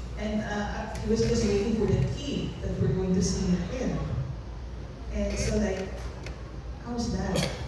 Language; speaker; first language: English; non-native, local second language; Filipino